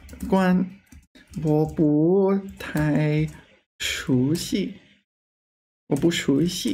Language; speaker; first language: Chinese; non-native, learner; English